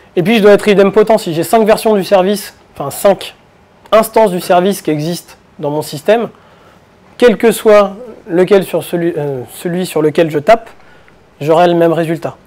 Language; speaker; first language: French; native; French